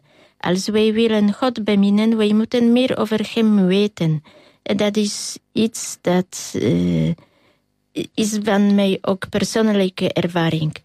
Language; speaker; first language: Dutch; non-native, learner; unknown